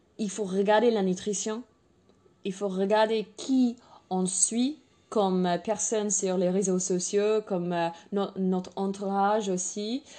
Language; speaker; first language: French; non-native, fluent; English